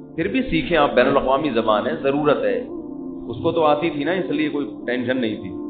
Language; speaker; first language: Urdu; native; Urdu